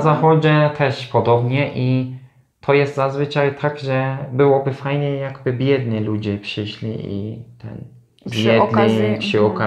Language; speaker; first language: Polish; non-native, learner; Turkish